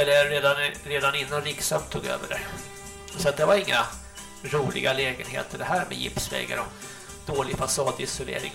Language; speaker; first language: Swedish; native; Swedish